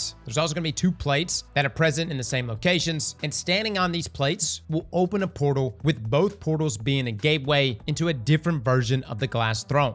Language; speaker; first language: English; native; English